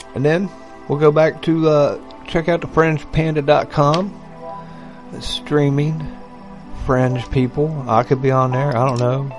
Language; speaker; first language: English; native; English